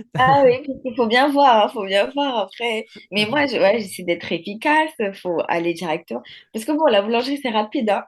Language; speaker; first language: French; non-native, local second language; Arabic